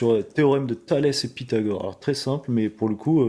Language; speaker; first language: French; native; French